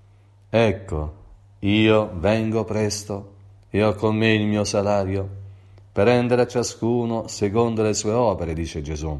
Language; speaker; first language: Italian; native; Italian